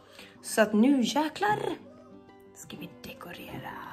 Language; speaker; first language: Swedish; native; Swedish